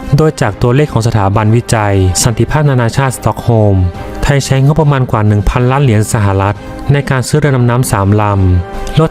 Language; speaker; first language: Thai; native; Thai